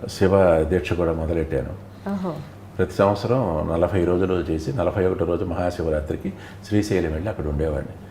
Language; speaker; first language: Telugu; native; Telugu